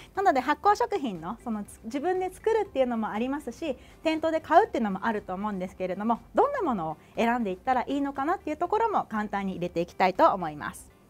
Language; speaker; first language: Japanese; native; Japanese